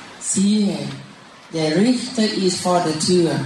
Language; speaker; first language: German; non-native, learner; Thai